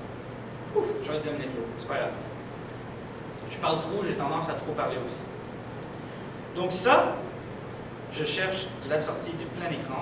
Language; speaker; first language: French; native; French